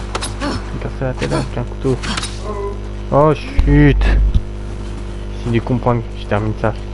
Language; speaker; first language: French; native; French